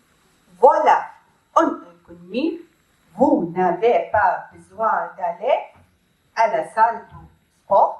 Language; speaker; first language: French; non-native, learner; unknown